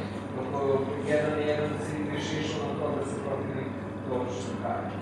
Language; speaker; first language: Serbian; non-native, learner; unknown